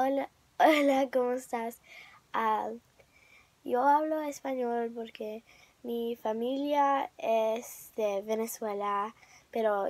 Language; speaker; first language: Spanish; early bilingual, heritage; English